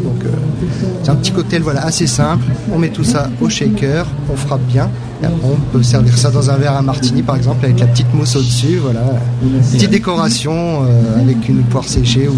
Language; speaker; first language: French; native; French